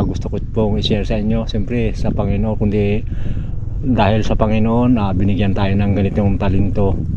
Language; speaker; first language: Filipino; native; Filipino